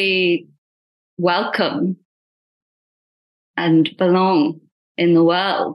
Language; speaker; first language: English; non-native, local second language; Punjabi